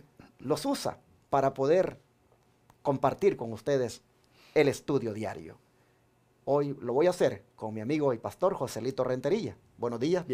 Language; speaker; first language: Spanish; native; Spanish